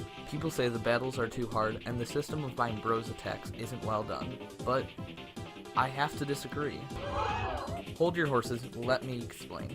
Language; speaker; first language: English; native; English